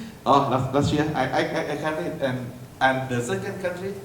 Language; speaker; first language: English; non-native, learner; Thai